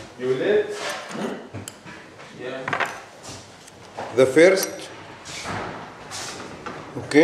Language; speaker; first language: English; non-native, learner; Arabic